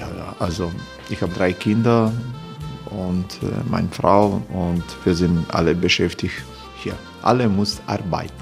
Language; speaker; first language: German; non-native, fluent; Croatian